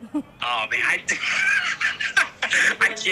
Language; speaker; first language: English; early bilingual, heritage; English